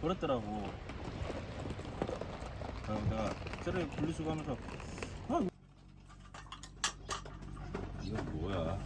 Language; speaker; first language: Korean; native; Korean